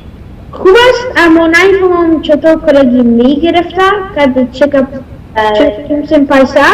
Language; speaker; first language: Persian; early bilingual, heritage; Persian